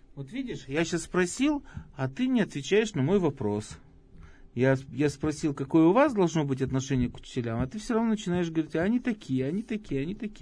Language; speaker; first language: Russian; native; Russian